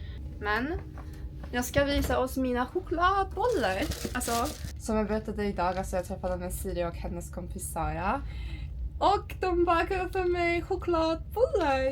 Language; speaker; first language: Swedish; non-native, learner; Turkish